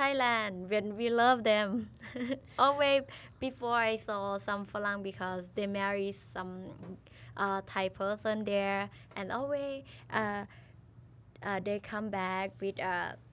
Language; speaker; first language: English; non-native, learner; Thai